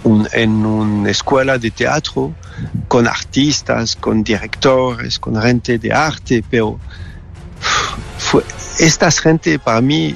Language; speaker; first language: Spanish; non-native, fluent; French